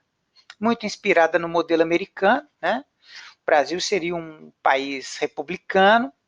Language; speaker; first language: Portuguese; native; Portuguese